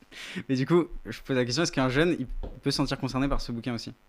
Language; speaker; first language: French; native; French